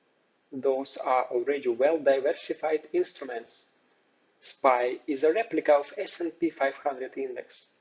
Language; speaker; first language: English; non-native, fluent; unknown